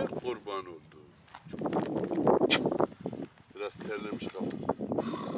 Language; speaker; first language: Turkish; native; Turkish